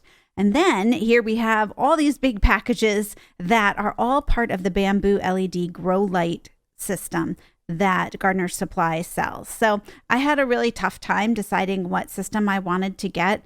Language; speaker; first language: English; native; English